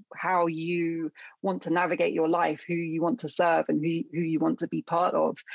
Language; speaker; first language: English; early bilingual, other home language; Akan